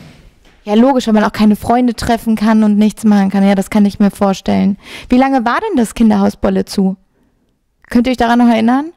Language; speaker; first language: German; native; German